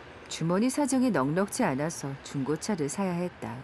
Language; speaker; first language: Korean; native; Korean